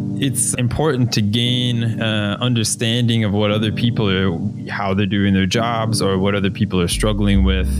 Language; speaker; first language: English; native; English